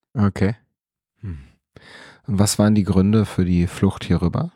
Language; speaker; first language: German; native; German